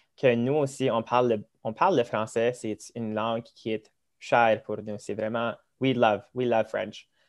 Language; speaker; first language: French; early bilingual, other home language; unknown